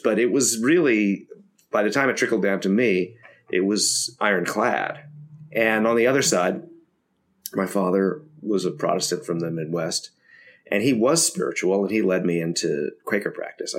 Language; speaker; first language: English; native; English